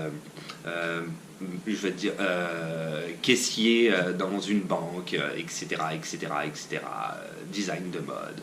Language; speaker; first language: French; native; French